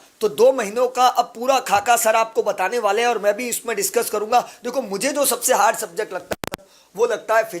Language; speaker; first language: Hindi; native; Hindi